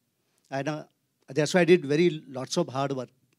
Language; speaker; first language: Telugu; non-native, learner; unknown